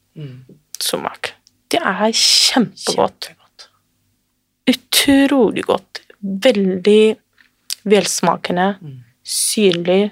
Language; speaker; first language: Norwegian; non-native, fluent; Kurdish